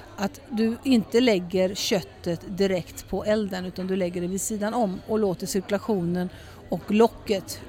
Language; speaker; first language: Swedish; early bilingual, heritage; Swedish